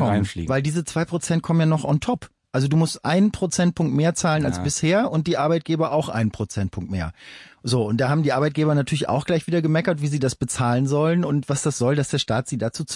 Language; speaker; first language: German; native; German